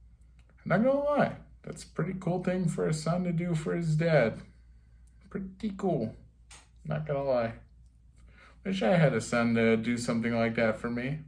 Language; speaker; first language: English; native; English